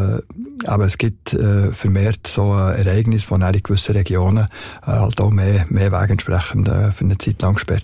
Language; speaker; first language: German; native; German